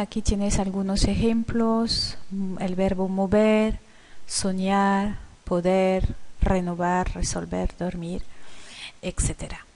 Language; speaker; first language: Spanish; non-native, fluent; French